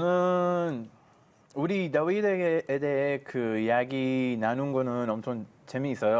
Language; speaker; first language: Korean; non-native, fluent; Hebrew